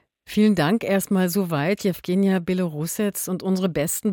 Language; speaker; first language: German; native; German